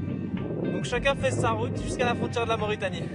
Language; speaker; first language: French; native; French